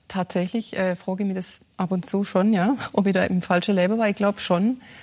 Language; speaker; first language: German; native; German